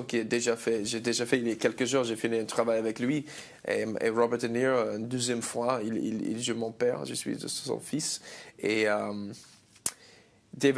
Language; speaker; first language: French; non-native, learner; English